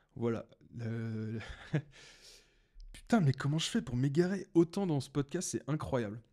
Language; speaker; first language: French; native; French